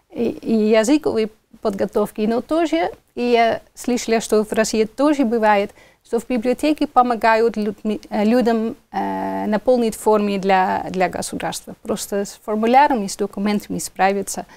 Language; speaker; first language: Russian; non-native, fluent; Dutch